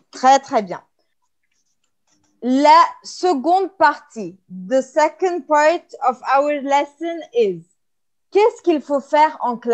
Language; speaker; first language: French; non-native, fluent; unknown